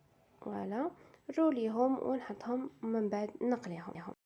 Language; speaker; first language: Arabic; native; Arabic